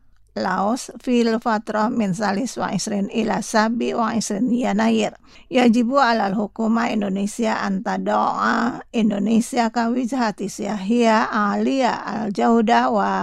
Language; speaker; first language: Arabic; non-native, fluent; Indonesian